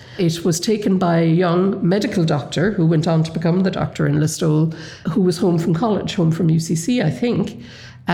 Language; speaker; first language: English; native; English